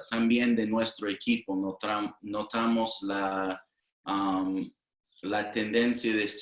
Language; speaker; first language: Spanish; non-native, fluent; English